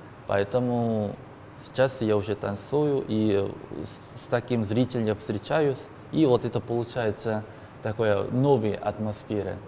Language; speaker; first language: Russian; non-native, learner; Korean